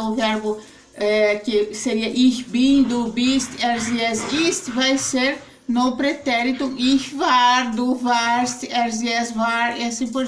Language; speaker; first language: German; non-native, fluent; Portuguese